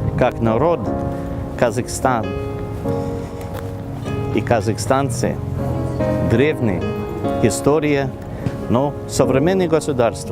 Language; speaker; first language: Russian; non-native, fluent; English